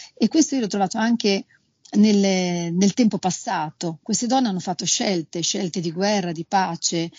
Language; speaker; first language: Italian; native; Italian